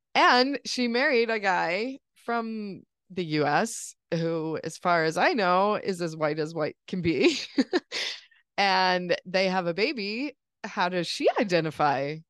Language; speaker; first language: English; native; English